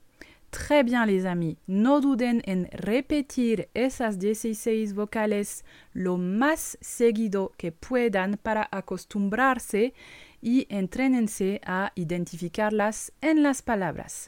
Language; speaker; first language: Spanish; non-native, fluent; French